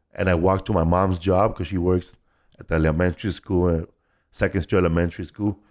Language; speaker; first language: English; native; English